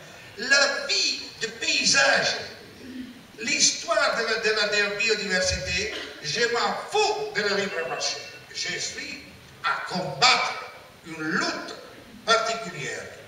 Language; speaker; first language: French; non-native, learner; Italian